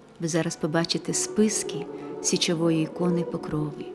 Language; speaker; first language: Ukrainian; native; Ukrainian